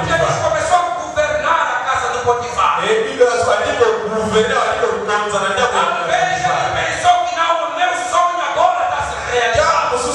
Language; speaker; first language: Portuguese; non-native, fluent; Lingala